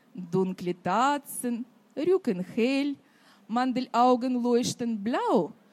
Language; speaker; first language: German; non-native, fluent; Russian